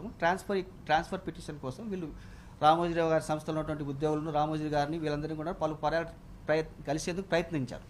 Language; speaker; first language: Telugu; native; Telugu